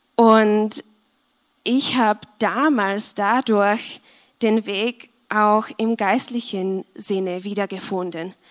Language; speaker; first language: German; non-native, fluent; Czech